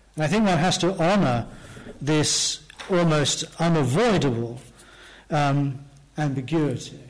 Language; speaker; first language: English; native; English